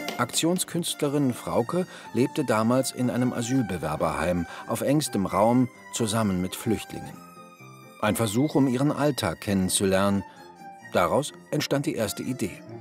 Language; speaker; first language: German; native; German